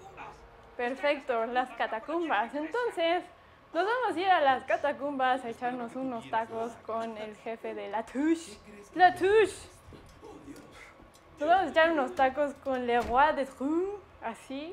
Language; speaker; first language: Spanish; native; Spanish